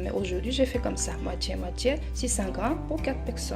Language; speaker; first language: French; non-native, fluent; Korean